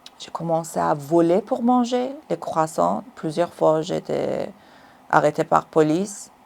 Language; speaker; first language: French; non-native, learner; Persian